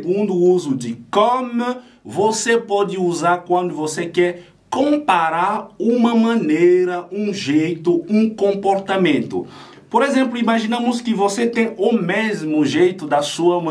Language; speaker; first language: Portuguese; non-native, fluent; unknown